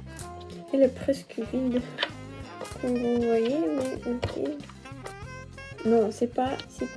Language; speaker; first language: French; non-native, learner; Russian